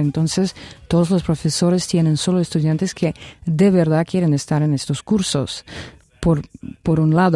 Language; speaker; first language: Spanish; non-native, fluent; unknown